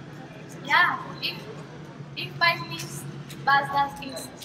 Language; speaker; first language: German; non-native, learner; Spanish